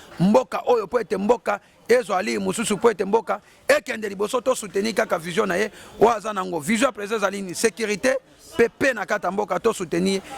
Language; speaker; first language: Lingala; native; Lingala